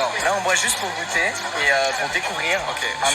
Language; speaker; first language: French; native; French